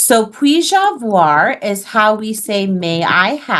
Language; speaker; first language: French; non-native, fluent; English